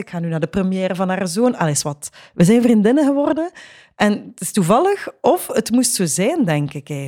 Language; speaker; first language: Dutch; native; Dutch